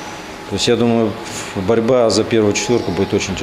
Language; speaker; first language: Russian; native; Russian